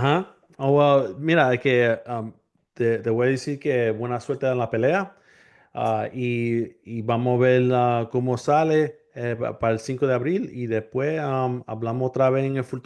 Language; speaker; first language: Spanish; early bilingual, heritage; English